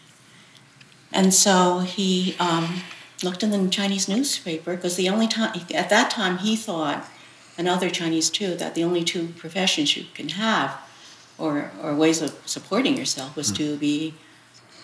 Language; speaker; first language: English; early bilingual, other home language; Chinese